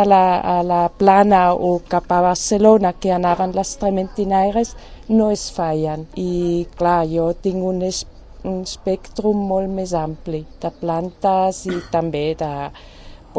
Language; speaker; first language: Catalan; non-native, fluent; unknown